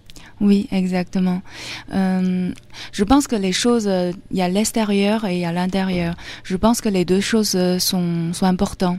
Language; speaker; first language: French; non-native, fluent; Chinese